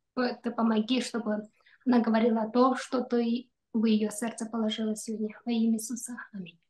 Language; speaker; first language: Russian; non-native, local second language; Kyrgyz